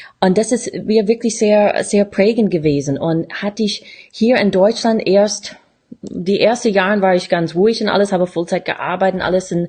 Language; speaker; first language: German; non-native, fluent; English